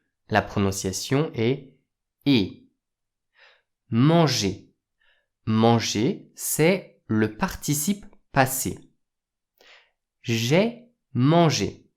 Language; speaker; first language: French; native; French